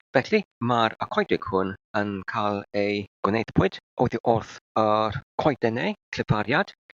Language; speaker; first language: Welsh; non-native, learner; English